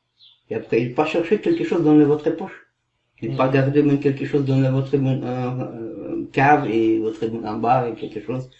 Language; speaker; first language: French; non-native, learner; Kazakh